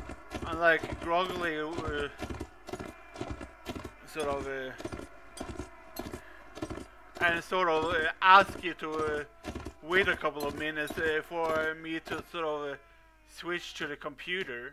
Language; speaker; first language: English; non-native, fluent; Swedish